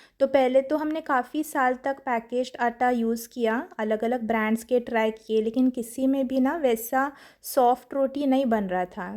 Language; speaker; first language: Hindi; non-native, local second language; Marathi